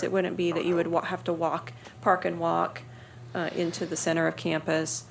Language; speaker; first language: English; native; English